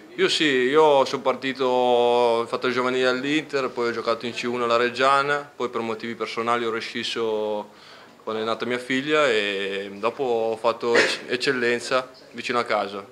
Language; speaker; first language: Italian; native; Italian